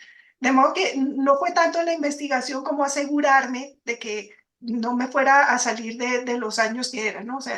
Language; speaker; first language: Spanish; native; Spanish